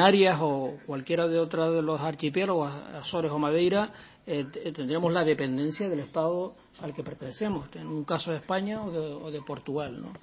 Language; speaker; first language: Spanish; native; Spanish